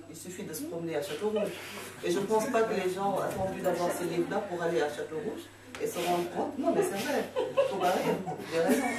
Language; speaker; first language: French; non-native, local second language; Fula